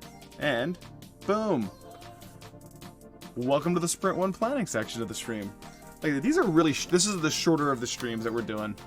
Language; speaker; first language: English; native; English